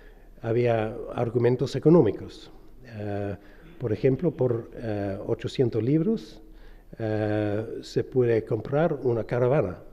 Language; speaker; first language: Spanish; non-native, fluent; English